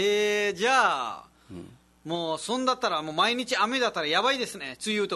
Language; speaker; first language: Japanese; non-native, fluent; Nepali